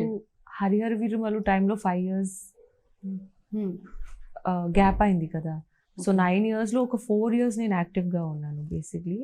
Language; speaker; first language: Telugu; non-native, learner; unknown